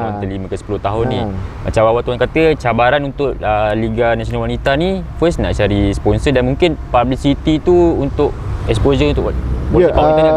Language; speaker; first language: Malay; native; Malay